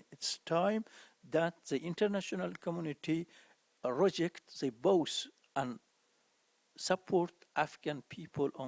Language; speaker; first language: English; non-native, fluent; Persian